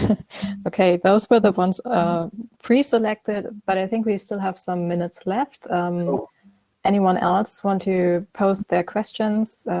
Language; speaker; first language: English; non-native, fluent; German